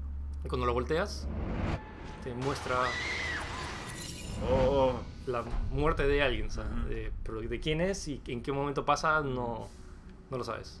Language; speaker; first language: Spanish; native; Spanish